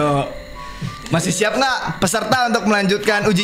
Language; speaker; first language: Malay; non-native, local second language; Sundanese